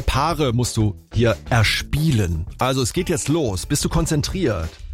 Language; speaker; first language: German; native; German